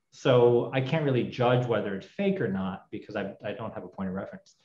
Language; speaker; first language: English; native; English